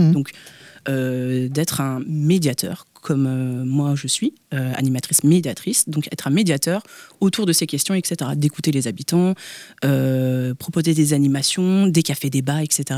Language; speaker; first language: French; native; French